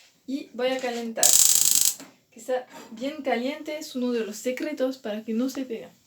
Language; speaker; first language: Spanish; non-native, fluent; French